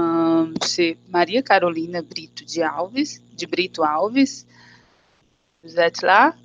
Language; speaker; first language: French; non-native, fluent; Portuguese